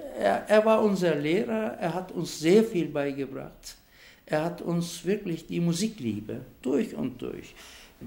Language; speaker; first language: German; non-native, fluent; Turkish